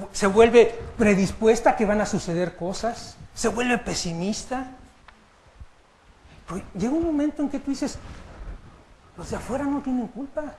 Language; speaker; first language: Spanish; native; Spanish